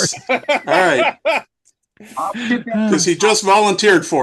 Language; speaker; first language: English; native; English